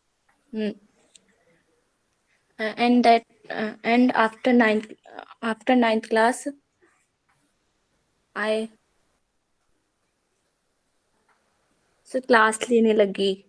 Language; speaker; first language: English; non-native, learner; Hindi